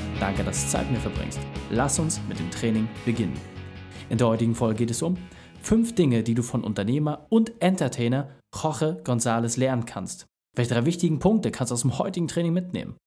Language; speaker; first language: German; native; German